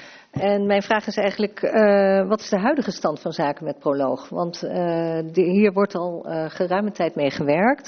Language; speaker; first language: Dutch; native; Dutch